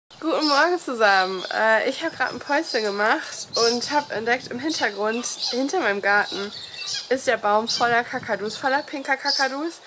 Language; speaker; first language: German; native; German